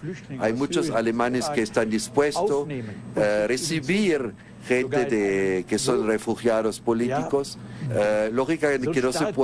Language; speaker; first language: Spanish; non-native, fluent; German